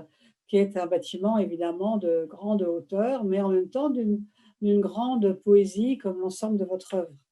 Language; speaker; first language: French; native; French